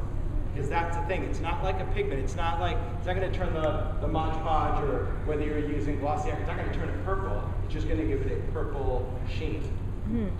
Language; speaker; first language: English; native; English